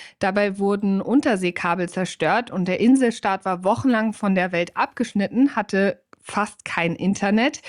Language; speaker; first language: German; native; German